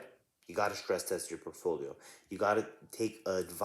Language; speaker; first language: English; native; English